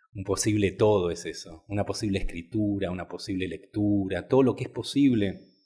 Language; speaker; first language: Spanish; native; Spanish